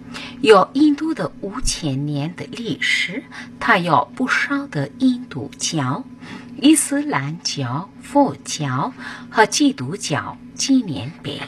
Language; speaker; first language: Chinese; non-native, learner; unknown